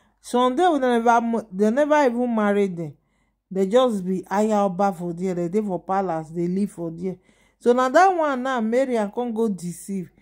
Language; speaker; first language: Nigerian Pidgin; non-native, local second language; Yoruba